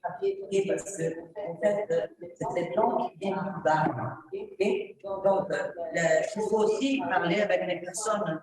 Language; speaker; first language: French; non-native, fluent; Italian